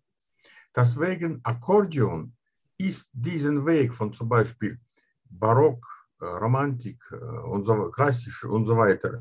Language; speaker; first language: German; non-native, fluent; Russian